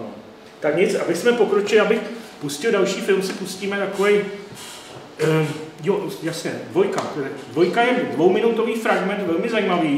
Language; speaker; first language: Czech; native; Czech